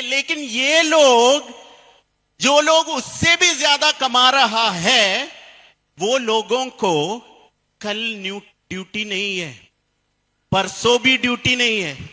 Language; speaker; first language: Hindi; non-native, fluent; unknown